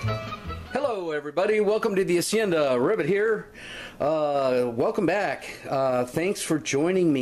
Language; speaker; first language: English; native; English